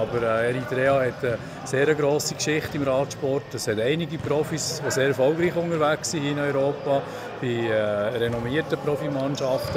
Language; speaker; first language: German; native; German